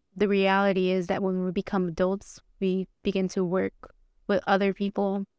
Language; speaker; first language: English; early bilingual, other home language; Spanish